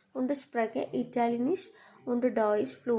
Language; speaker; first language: German; non-native, learner; Malayalam